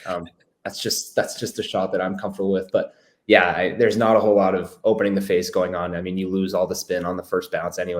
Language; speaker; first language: English; native; English